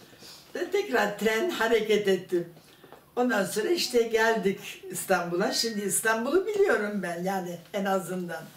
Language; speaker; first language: Turkish; non-native, fluent; German